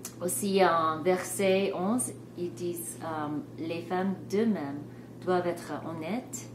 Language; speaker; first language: French; non-native, fluent; English